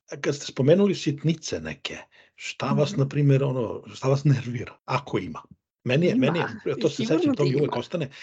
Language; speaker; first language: Serbian; native; Serbian